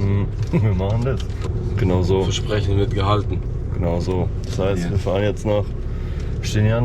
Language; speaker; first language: German; native; German